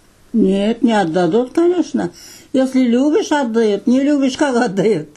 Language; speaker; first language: Russian; non-native, local second language; Kazakh